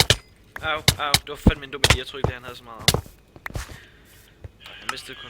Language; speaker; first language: Danish; native; Danish